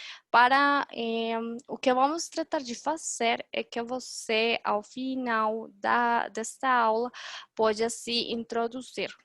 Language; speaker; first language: Portuguese; non-native, fluent; Spanish